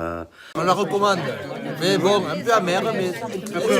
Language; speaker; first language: French; native; French